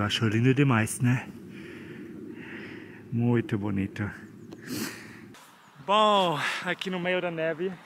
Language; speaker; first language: Portuguese; non-native, fluent; German